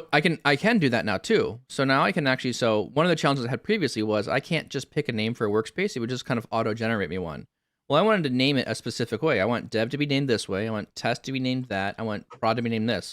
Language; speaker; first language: English; native; English